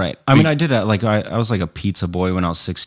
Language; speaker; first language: English; native; English